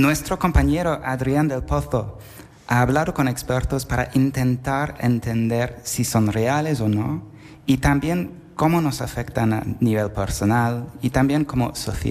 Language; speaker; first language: Spanish; non-native, fluent; Italian